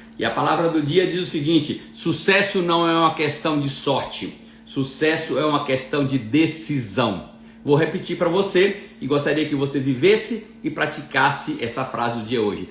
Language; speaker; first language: Portuguese; native; Portuguese